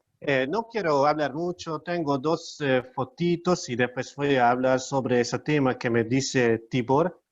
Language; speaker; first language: Spanish; non-native, learner; Hungarian